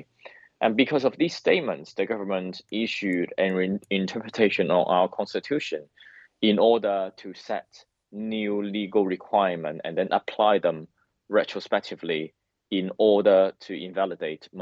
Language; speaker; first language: English; non-native, local second language; Cantonese